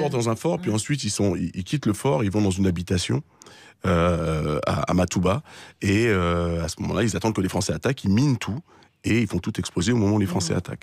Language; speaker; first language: French; native; French